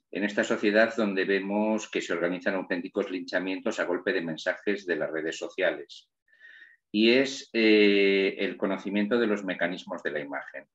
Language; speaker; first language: Spanish; native; Spanish